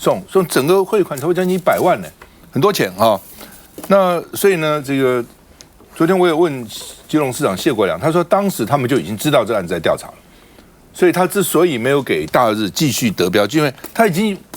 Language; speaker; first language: Chinese; native; Chinese